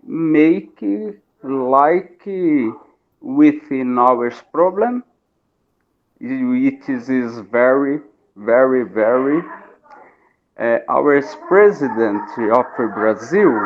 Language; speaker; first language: English; non-native, learner; Portuguese